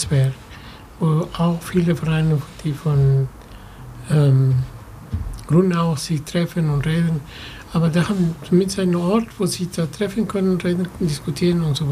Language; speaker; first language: German; non-native, fluent; Spanish